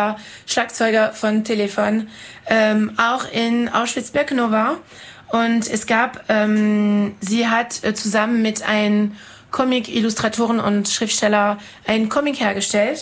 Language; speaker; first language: German; non-native, fluent; French